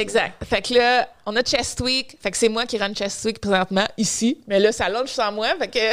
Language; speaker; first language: French; native; French